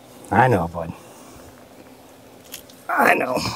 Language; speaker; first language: English; native; English